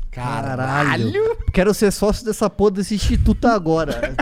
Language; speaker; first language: Portuguese; native; Portuguese